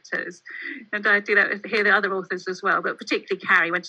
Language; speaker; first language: English; native; English